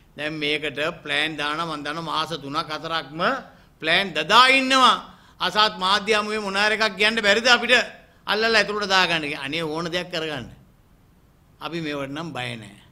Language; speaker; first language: Sinhala; non-native, local second language; Tamil